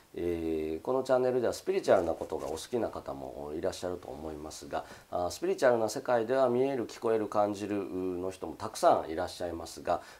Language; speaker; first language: Japanese; native; Japanese